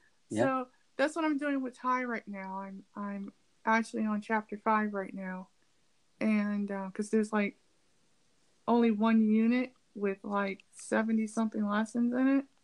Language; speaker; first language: English; native; English